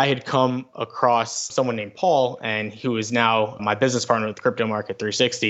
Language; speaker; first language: English; native; English